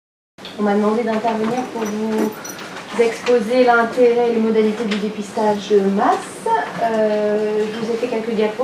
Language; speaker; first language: French; native; French